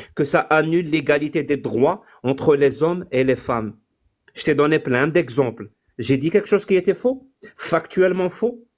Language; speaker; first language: French; non-native, local second language; Arabic